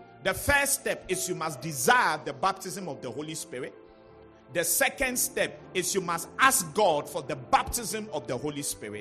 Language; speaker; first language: English; non-native, local second language; Ga